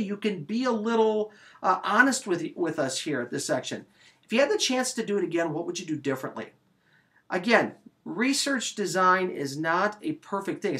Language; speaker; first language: English; native; English